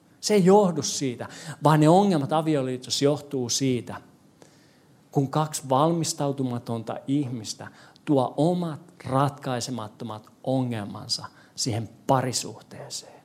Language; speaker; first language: Finnish; non-native, fluent; English